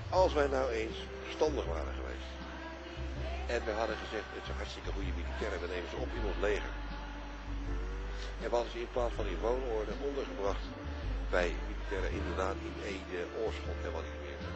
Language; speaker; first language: Dutch; native; Dutch